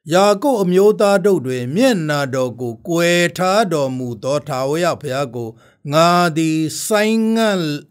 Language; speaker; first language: Burmese; non-native, local second language; Tedim Chin